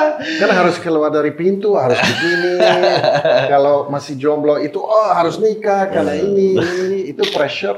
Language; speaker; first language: Indonesian; non-native, fluent; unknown